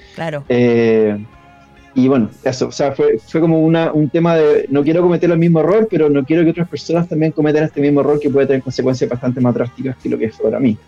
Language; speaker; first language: Spanish; native; Spanish